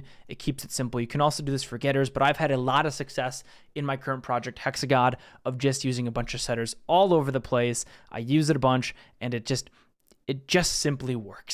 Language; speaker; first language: English; native; English